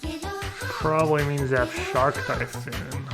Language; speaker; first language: English; non-native, fluent; French